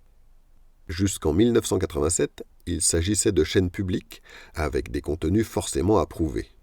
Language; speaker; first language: French; native; French